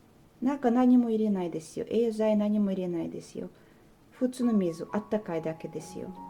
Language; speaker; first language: Japanese; non-native, learner; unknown